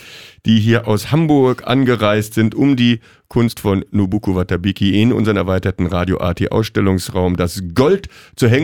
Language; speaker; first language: German; native; German